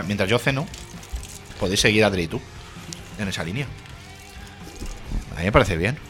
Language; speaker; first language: Spanish; native; Spanish